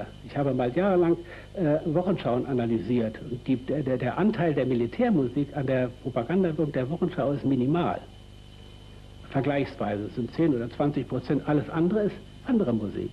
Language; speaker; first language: German; native; German